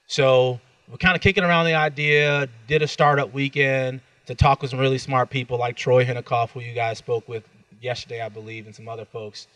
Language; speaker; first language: English; native; English